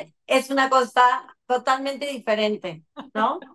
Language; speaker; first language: Spanish; native; Spanish